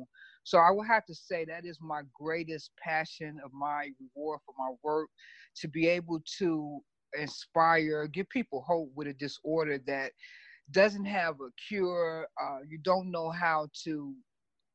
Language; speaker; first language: English; native; English